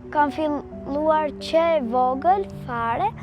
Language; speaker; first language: Albanian; early bilingual, heritage; Albanian